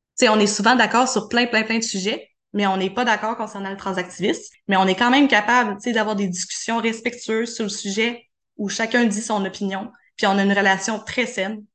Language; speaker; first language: French; native; French